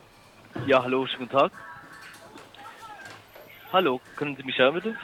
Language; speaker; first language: German; non-native, learner; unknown